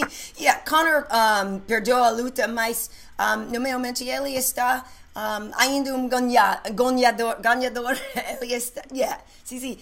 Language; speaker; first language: Portuguese; non-native, learner; English